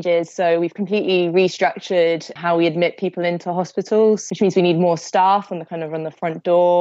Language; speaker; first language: English; native; English